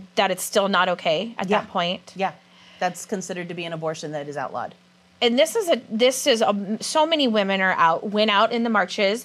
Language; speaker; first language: English; native; English